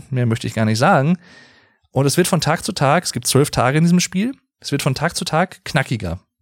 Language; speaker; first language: German; native; German